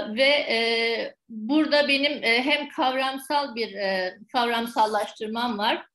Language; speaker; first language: Turkish; native; Turkish